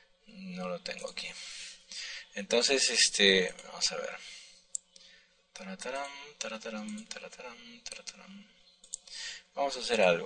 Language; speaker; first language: Spanish; native; Spanish